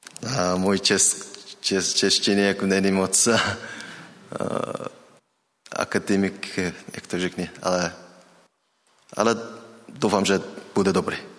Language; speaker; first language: Czech; non-native, learner; Mongolian